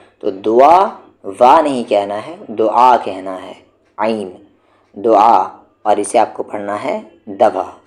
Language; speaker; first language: Urdu; native; Urdu